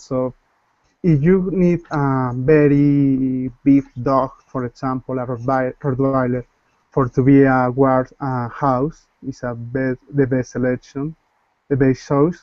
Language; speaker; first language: English; non-native, learner; Spanish